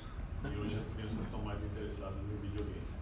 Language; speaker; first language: Portuguese; native; Portuguese